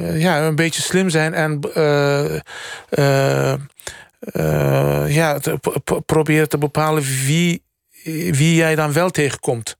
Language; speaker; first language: Dutch; early bilingual, other home language; Turkish